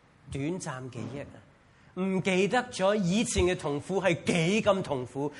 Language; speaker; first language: Cantonese; non-native, fluent; English